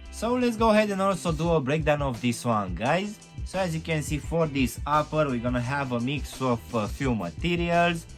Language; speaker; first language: English; non-native, fluent; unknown